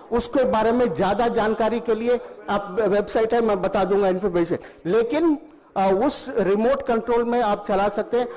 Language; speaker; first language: Hindi; non-native, local second language; Tamil